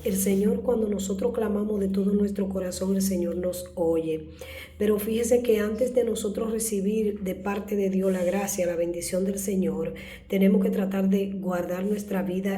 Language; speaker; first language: Spanish; native; Spanish